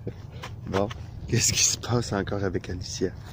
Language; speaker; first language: French; native; French